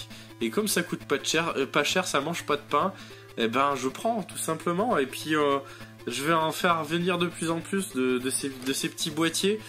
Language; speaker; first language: French; native; French